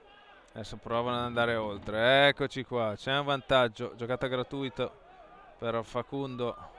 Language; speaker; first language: Italian; native; Italian